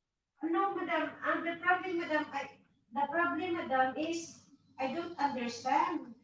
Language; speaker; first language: English; non-native, local second language; Filipino